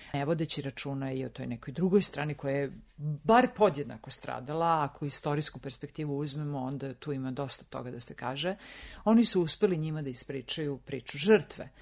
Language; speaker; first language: Serbian; native; Serbian